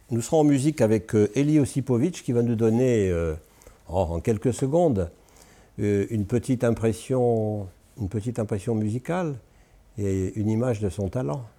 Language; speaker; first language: French; native; French